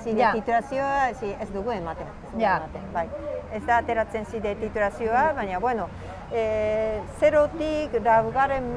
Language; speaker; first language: Basque; non-native, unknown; Japanese